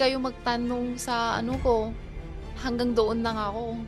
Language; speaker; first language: Filipino; early bilingual, other home language; Chinese